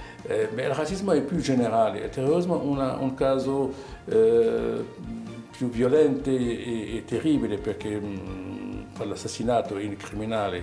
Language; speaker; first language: Italian; non-native, learner; Arabic